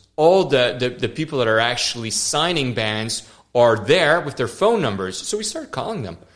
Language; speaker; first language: English; non-native, fluent; French